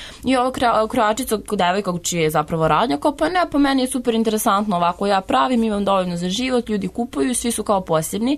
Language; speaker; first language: Serbian; native; Serbian